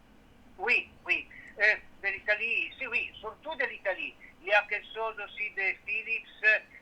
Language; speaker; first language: French; non-native, learner; Italian